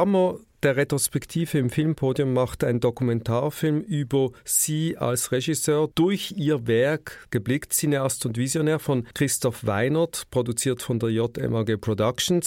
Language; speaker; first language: German; native; German